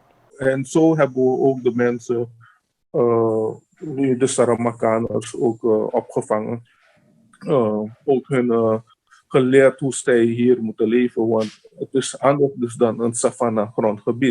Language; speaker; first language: Dutch; non-native, local second language; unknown